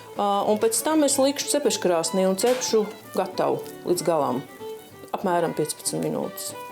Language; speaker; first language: Latvian; native; Latvian